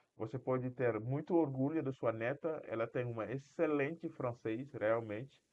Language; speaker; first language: Portuguese; non-native, fluent; French